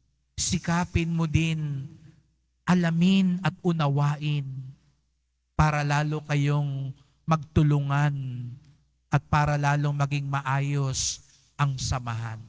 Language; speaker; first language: Filipino; native; Filipino